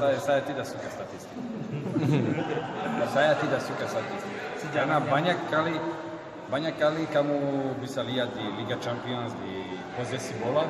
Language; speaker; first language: Indonesian; non-native, learner; Armenian